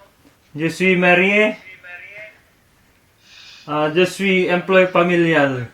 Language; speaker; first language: French; non-native, learner; Filipino